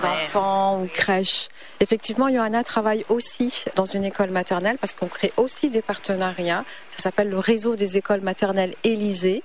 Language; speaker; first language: French; native; French